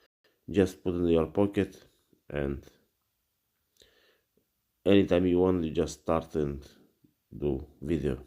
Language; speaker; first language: English; non-native, learner; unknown